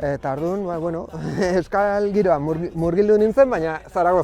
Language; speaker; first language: Basque; non-native, local second language; Catalan